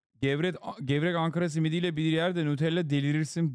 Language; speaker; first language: Turkish; native; Turkish